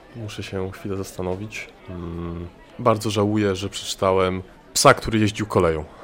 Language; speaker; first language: Polish; native; Polish